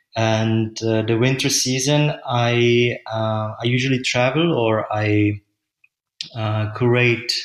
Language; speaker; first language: English; non-native, fluent; Czech